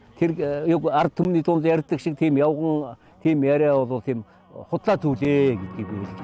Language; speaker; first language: Mongolian; native; Mongolian